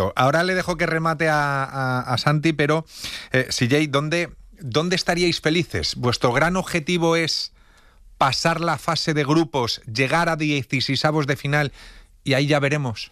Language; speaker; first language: Spanish; native; Spanish